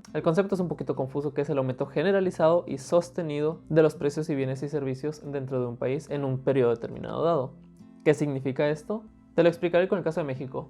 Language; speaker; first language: Spanish; native; Spanish